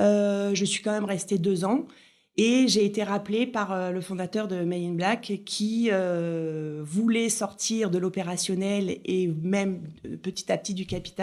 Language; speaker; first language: French; native; French